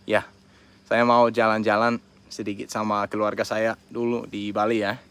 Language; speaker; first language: Indonesian; non-native, fluent; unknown